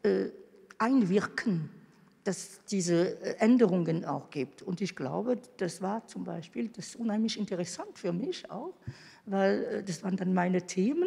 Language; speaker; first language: German; non-native, fluent; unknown